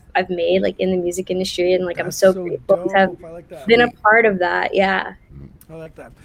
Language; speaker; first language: English; native; English